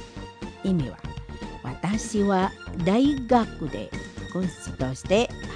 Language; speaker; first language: Japanese; non-native, fluent; Indonesian